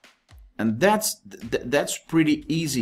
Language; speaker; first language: English; non-native, fluent; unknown